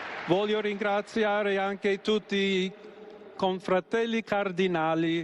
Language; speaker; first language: Italian; non-native, fluent; English